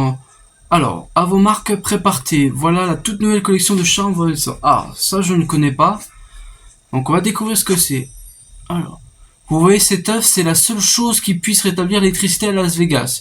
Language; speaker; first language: French; native; French